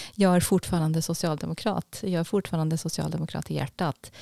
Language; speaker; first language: Swedish; non-native, fluent; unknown